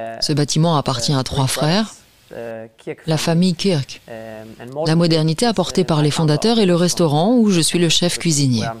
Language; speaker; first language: French; non-native, fluent; Danish